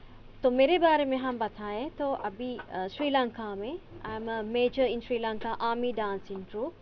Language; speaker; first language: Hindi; non-native, fluent; Sinhala